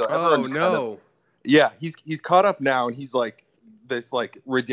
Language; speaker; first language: English; native; English